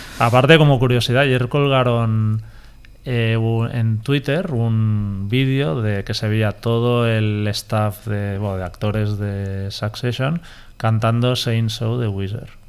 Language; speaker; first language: Spanish; non-native, local second language; Catalan